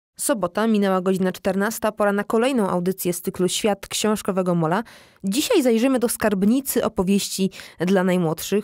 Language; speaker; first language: Polish; native; Polish